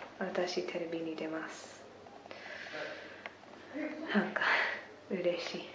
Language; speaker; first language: Japanese; non-native, fluent; English